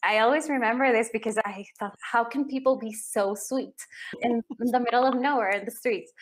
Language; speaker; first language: English; non-native, fluent; Spanish